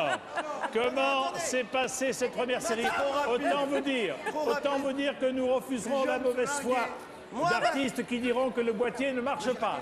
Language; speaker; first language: French; native; French